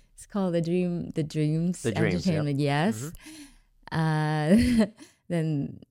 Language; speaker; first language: English; non-native, fluent; Vietnamese